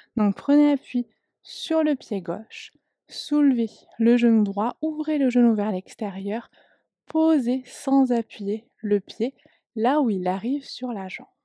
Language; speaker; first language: French; native; French